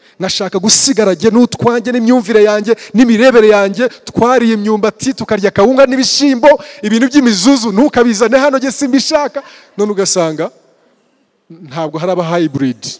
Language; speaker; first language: Kinyarwanda; early bilingual, heritage; Kinyarwanda